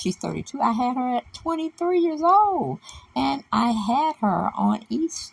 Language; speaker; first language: English; native; English